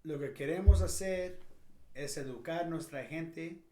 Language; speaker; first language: Spanish; early bilingual, heritage; Spanish